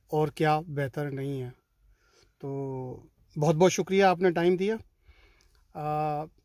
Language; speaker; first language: Urdu; native; Urdu